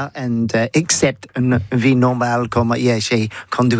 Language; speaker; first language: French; non-native, learner; English